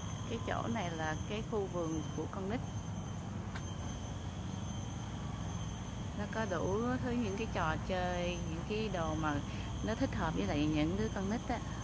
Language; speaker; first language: Vietnamese; native; Vietnamese